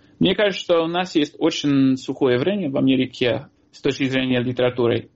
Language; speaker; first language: Russian; non-native, fluent; English